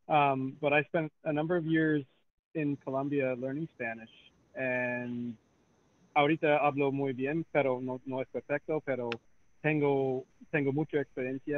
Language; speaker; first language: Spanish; non-native, fluent; English